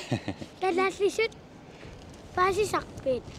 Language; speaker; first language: Danish; non-native, learner; Kalaallisut